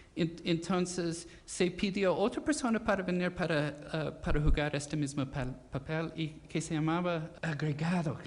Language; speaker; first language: Spanish; non-native, fluent; English